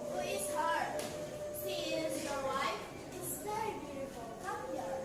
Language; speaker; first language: English; non-native, learner; Indonesian